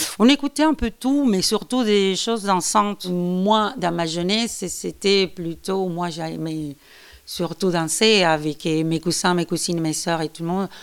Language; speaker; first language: French; non-native, fluent; Spanish